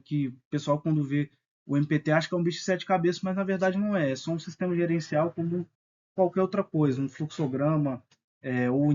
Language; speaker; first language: Portuguese; native; Portuguese